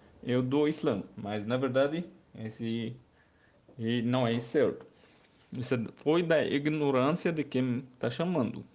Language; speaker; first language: Portuguese; non-native, learner; Arabic